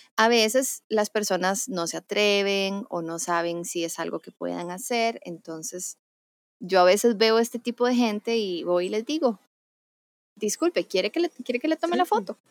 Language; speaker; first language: Spanish; native; Spanish